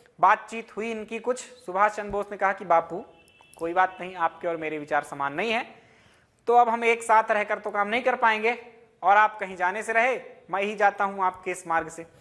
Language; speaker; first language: Hindi; native; Hindi